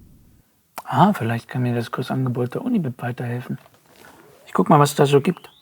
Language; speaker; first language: German; native; German